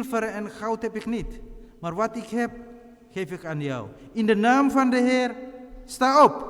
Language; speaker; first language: Dutch; non-native, fluent; Indonesian